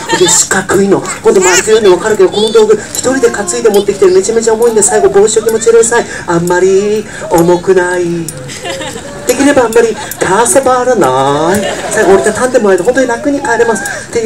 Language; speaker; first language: Japanese; non-native, fluent; English